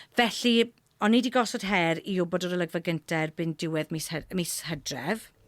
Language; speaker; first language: Welsh; non-native, local second language; English